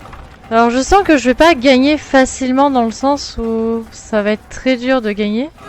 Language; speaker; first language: French; native; French